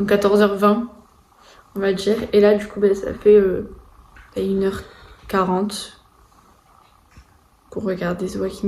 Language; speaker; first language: French; native; French